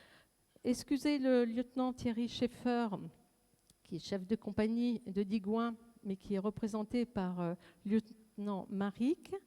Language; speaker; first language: French; native; French